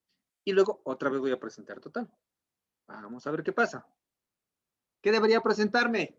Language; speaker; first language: Spanish; native; Spanish